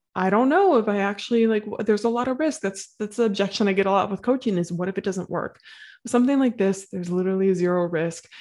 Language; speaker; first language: English; native; English